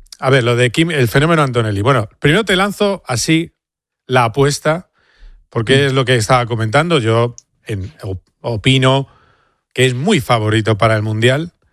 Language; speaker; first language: Spanish; native; Spanish